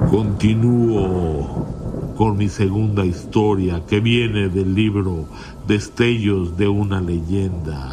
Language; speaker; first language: Spanish; early bilingual, heritage; Spanish